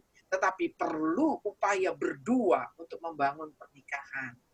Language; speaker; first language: Indonesian; native; Indonesian